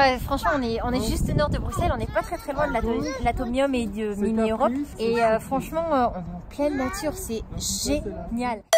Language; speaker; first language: French; native; French